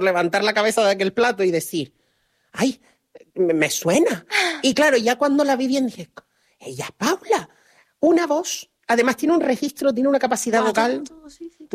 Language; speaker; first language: Spanish; native; Spanish